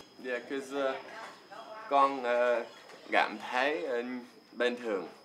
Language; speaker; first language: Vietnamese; non-native, learner; English